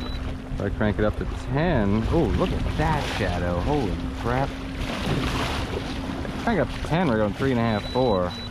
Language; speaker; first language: English; native; English